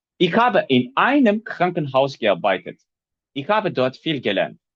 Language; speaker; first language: German; non-native, fluent; Turkish